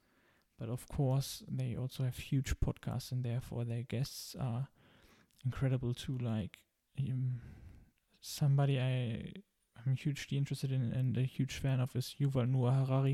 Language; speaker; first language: English; non-native, fluent; German